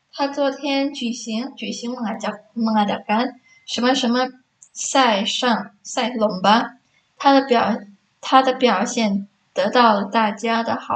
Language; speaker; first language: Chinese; non-native, fluent; Indonesian